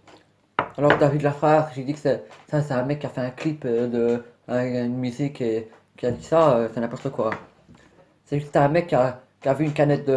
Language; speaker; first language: French; native; French